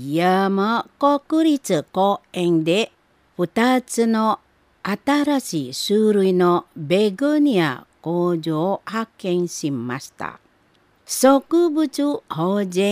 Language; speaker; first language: Japanese; non-native, fluent; Indonesian